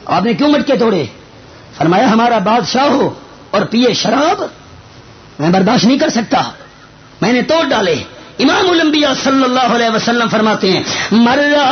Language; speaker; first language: Urdu; non-native, local second language; Northern Hindko